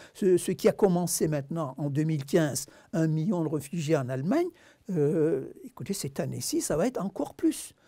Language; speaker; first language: French; non-native, fluent; Turkish